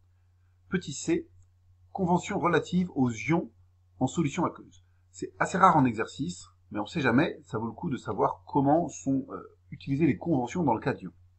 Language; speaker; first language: French; native; French